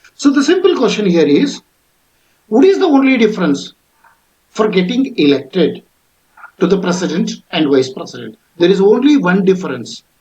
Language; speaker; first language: English; non-native, local second language; Kannada